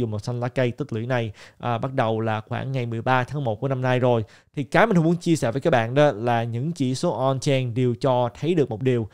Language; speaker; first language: Vietnamese; native; Vietnamese